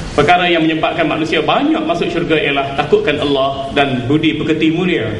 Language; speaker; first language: Malay; native; Malay